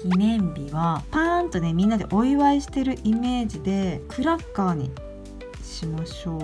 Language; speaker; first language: Japanese; native; Japanese